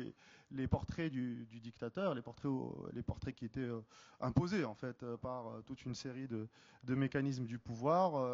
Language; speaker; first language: French; native; French